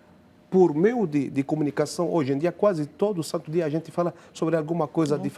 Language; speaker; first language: Portuguese; non-native, fluent; Arabic